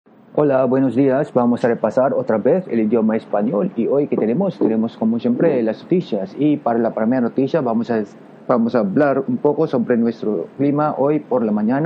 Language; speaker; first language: Spanish; non-native, learner; Japanese